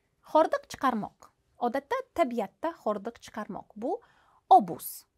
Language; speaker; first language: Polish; non-native, fluent; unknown